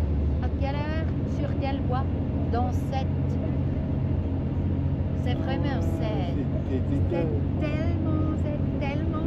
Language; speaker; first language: French; non-native, local second language; German